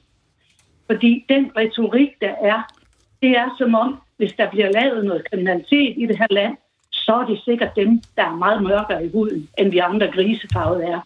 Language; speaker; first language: Danish; native; Danish